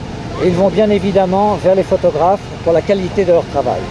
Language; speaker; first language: French; native; French